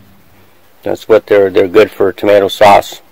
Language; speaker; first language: English; native; English